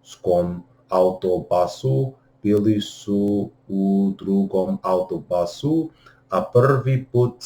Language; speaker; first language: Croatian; non-native, learner; English